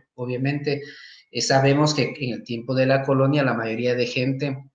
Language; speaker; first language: Spanish; native; Spanish